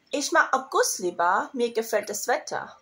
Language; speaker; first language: German; non-native, fluent; Thai